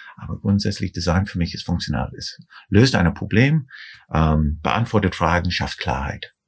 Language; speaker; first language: German; non-native, fluent; English